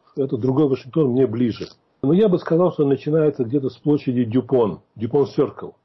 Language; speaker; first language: Russian; native; Russian